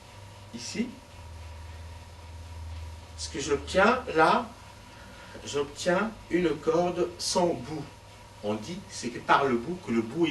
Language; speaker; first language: French; native; French